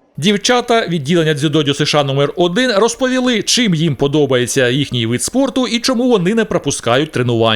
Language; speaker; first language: Ukrainian; native; Ukrainian